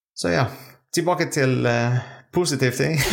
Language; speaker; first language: Norwegian; non-native, fluent; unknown